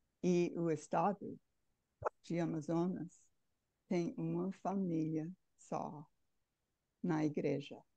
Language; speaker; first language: Portuguese; non-native, fluent; English